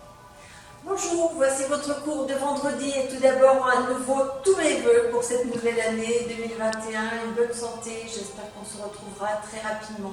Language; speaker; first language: French; native; French